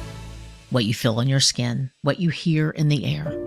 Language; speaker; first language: English; native; English